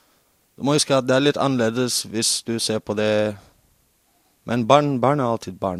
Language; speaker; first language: Norwegian; non-native, fluent; English